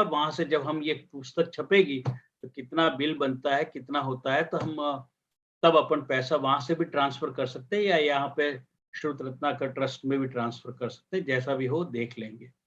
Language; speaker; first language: Hindi; native; Hindi